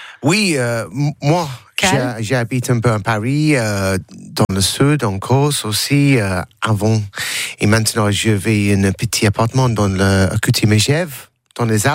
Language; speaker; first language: French; non-native, learner; English